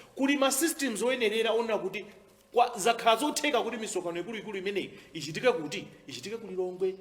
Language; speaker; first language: Nyanja; native; Nyanja